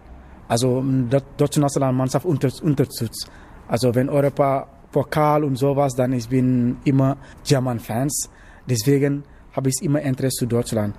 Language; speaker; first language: German; non-native, learner; Wolof